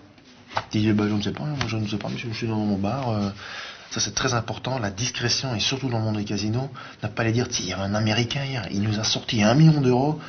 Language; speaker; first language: French; native; French